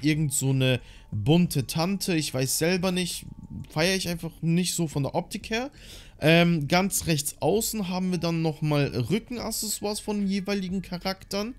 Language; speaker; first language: German; native; German